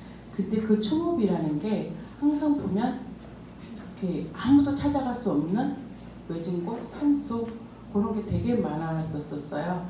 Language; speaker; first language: Korean; native; Korean